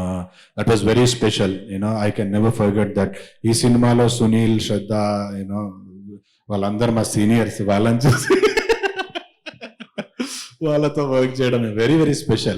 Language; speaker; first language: Telugu; native; Telugu